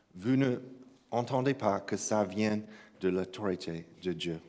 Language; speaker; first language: French; non-native, fluent; English